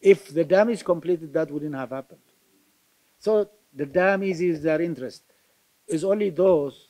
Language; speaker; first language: English; non-native, local second language; Amharic